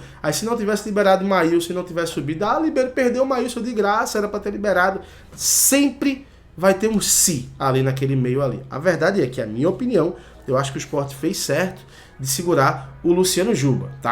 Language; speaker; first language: Portuguese; native; Portuguese